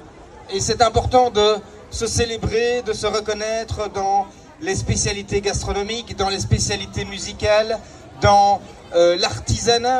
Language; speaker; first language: French; native; French